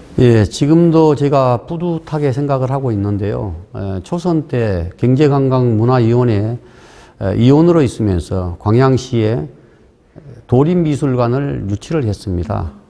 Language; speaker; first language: Korean; native; Korean